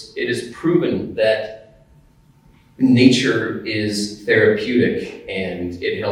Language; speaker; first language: English; native; English